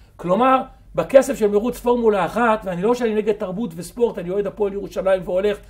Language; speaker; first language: Hebrew; native; Hebrew